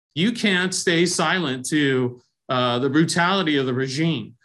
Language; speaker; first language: English; early bilingual, other home language; Persian